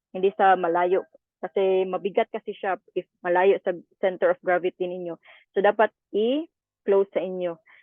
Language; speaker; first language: Filipino; native; Filipino